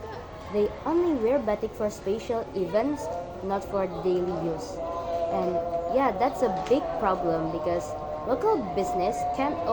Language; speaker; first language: English; non-native, learner; Indonesian